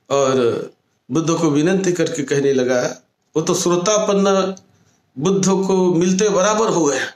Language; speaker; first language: Hindi; non-native, local second language; Marathi